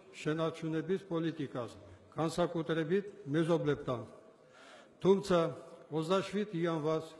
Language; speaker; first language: Georgian; non-native, local second language; Armenian